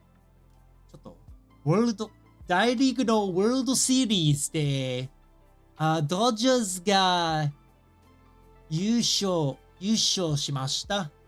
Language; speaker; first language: Japanese; non-native, learner; English